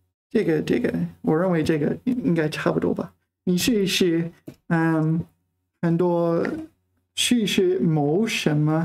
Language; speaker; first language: Chinese; non-native, fluent; English